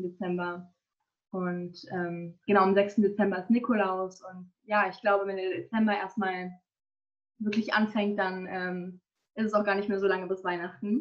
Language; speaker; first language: German; native; German